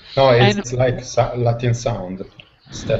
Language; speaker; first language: English; non-native, learner; Italian